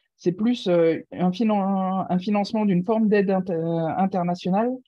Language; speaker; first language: French; native; French